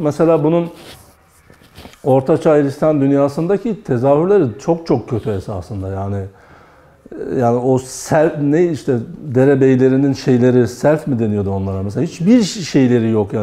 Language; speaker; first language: Turkish; native; Turkish